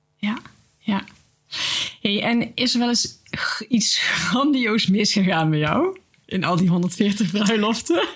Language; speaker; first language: Dutch; native; Dutch